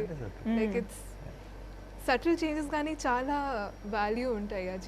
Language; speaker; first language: Telugu; non-native, fluent; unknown